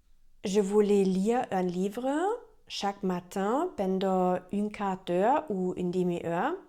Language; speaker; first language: French; non-native, learner; German